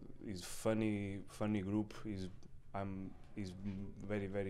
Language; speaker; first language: English; non-native, learner; Portuguese